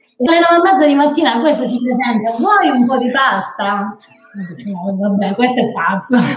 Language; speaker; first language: Italian; native; Italian